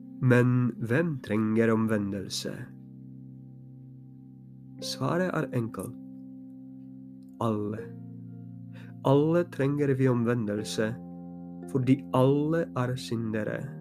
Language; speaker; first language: Norwegian; non-native, fluent; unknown